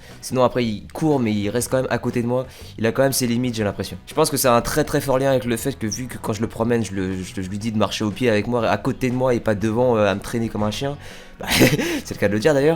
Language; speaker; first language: French; native; French